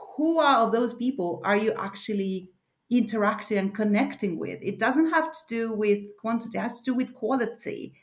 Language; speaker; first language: English; non-native, fluent; Spanish